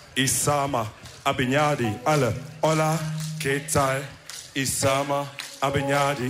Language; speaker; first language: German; early bilingual, other home language; Wolof